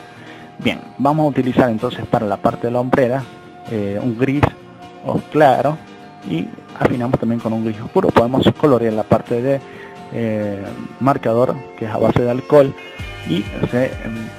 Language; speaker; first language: Spanish; native; Spanish